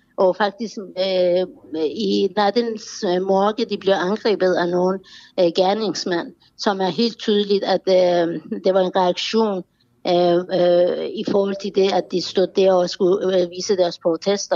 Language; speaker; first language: Danish; non-native, fluent; Persian